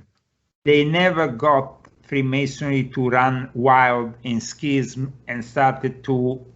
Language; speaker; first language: English; non-native, fluent; Italian